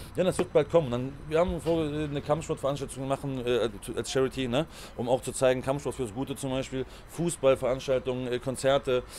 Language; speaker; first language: German; native; German